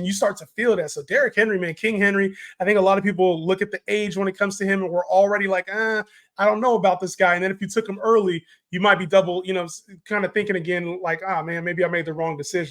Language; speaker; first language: English; native; English